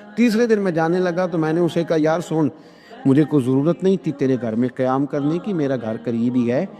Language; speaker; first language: Urdu; non-native, local second language; Punjabi